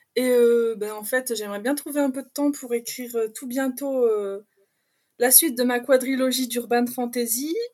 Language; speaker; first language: French; native; French